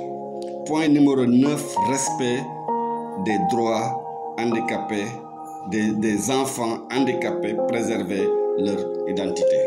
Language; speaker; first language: French; non-native, local second language; Wolof